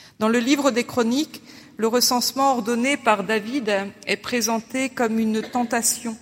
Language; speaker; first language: French; native; French